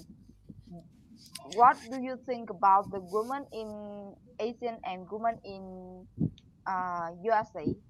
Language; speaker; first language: English; non-native, learner; Vietnamese